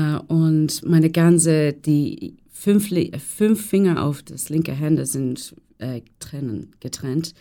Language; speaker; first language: German; non-native, fluent; English